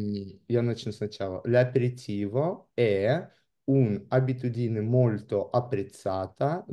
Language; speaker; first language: Italian; non-native, learner; Russian